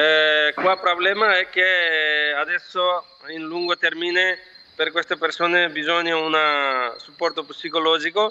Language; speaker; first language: Italian; non-native, fluent; Nepali